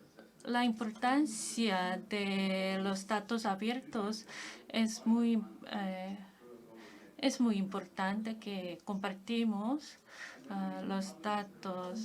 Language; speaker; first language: Spanish; non-native, fluent; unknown